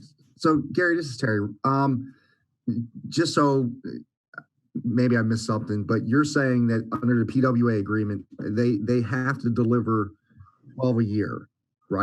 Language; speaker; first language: English; native; English